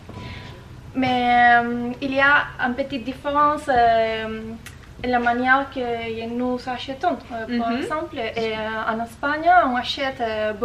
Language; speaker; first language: French; non-native, learner; Spanish